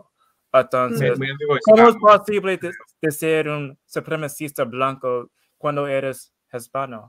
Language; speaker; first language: Spanish; non-native, learner; English